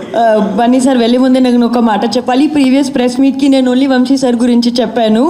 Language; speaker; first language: Telugu; non-native, learner; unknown